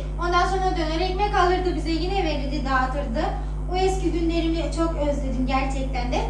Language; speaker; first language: Turkish; native; Turkish